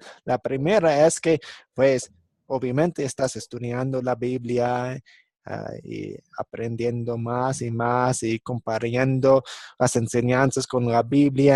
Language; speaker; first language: Spanish; non-native, fluent; English